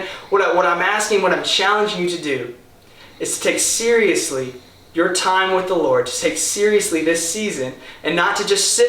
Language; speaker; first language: English; native; English